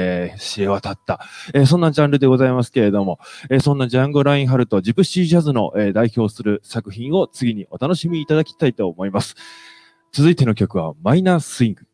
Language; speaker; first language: Japanese; native; Japanese